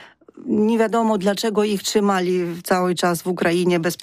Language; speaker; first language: Polish; non-native, fluent; Ukrainian